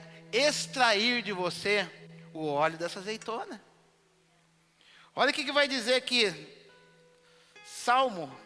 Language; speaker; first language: Portuguese; native; Portuguese